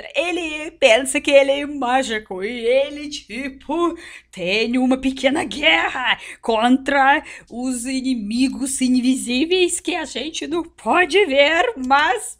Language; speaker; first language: Portuguese; non-native, learner; Russian